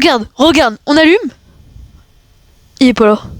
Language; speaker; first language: French; native; French